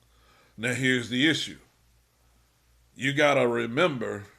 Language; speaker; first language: English; native; English